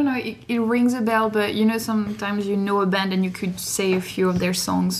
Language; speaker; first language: English; non-native, fluent; French